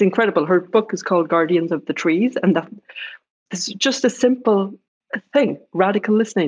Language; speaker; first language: English; native; English